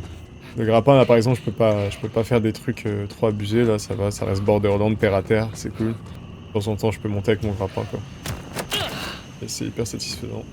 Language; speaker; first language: French; native; French